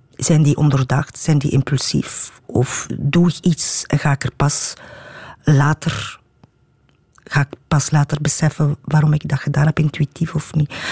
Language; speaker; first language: Dutch; native; Dutch